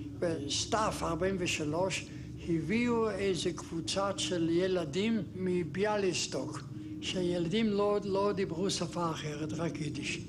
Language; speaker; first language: Hebrew; non-native, fluent; German